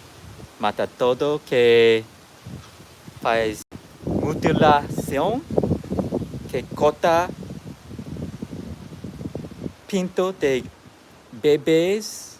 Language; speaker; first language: Portuguese; non-native, learner; English